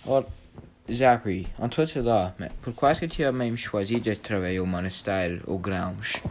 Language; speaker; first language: French; non-native, learner; English